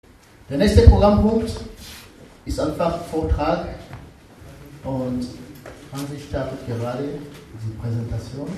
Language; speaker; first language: German; non-native, fluent; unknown